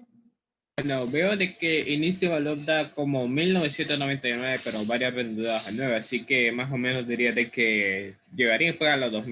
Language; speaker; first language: Spanish; native; Spanish